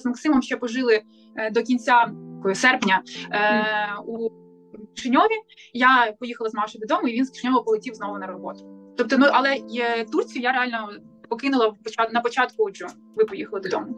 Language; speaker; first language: Ukrainian; native; Ukrainian